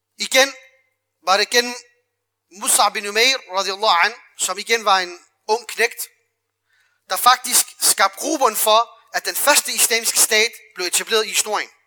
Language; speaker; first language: Danish; early bilingual, other home language; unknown